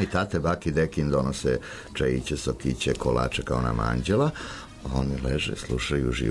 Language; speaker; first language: Serbian; native; Serbian